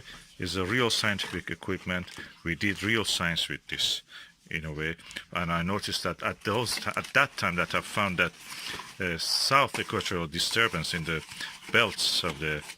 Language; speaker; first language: English; non-native, fluent; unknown